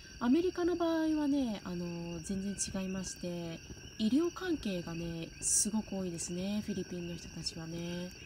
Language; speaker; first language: Japanese; native; Japanese